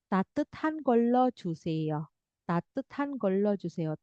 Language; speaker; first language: Korean; non-native, fluent; Indonesian